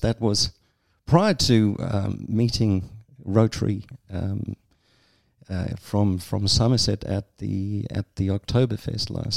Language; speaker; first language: English; native; English